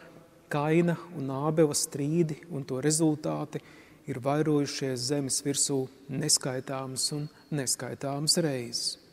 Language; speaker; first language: Latvian; native; Latvian